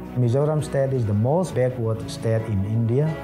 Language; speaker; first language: English; non-native, local second language; Mizo